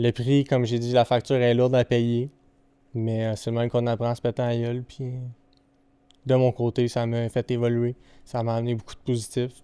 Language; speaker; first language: French; native; French